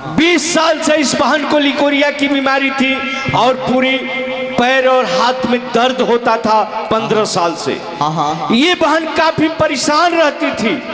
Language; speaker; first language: Hindi; native; Hindi